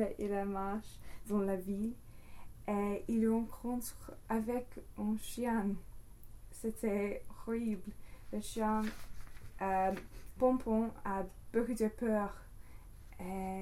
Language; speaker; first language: French; non-native, learner; English